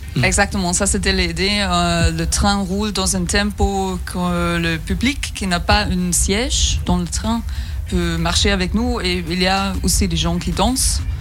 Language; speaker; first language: French; non-native, fluent; German